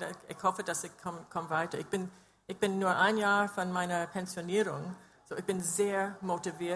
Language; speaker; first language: German; non-native, fluent; English